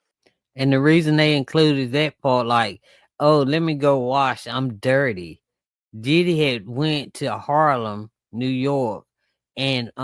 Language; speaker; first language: English; native; English